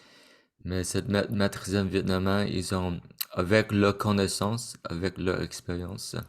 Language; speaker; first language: French; non-native, fluent; Vietnamese